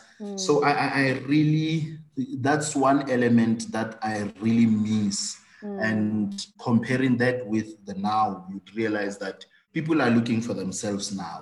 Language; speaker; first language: English; non-native, local second language; Southern Sotho